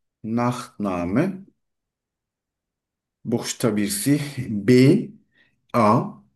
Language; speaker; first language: German; non-native, learner; Turkish